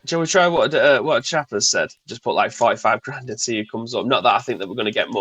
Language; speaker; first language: English; native; English